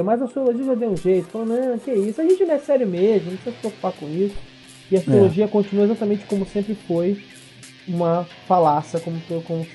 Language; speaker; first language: Portuguese; native; Portuguese